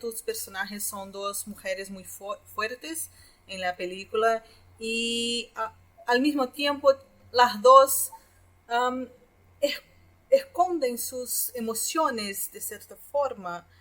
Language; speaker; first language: Spanish; non-native, fluent; Portuguese